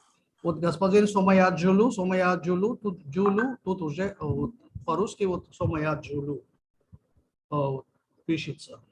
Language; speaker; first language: Russian; native; Russian